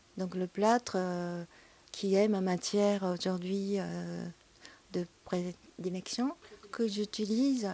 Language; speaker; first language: French; non-native, fluent; Japanese